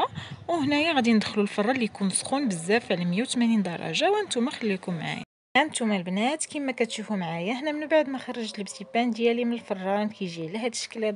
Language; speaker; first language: Arabic; native; Arabic